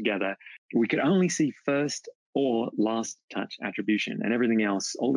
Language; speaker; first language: English; native; English